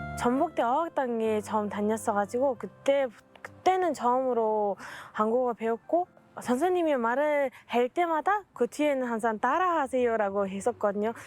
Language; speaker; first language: Korean; non-native, fluent; Mongolian